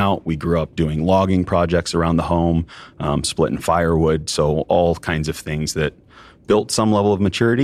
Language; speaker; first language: English; native; English